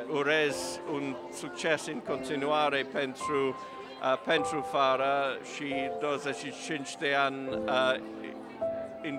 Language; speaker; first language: Romanian; non-native, learner; English